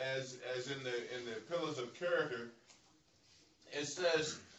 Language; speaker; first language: English; native; English